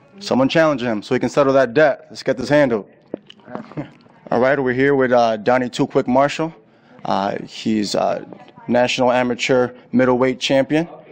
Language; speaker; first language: English; early bilingual, other home language; Spanish